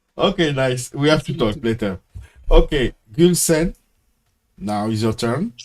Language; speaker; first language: English; non-native, learner; French